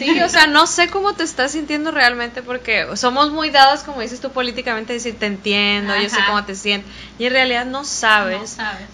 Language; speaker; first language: Spanish; native; Spanish